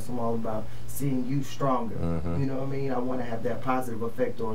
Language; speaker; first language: English; native; English